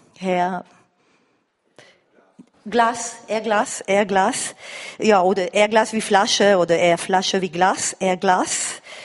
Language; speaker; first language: German; non-native, fluent; Arabic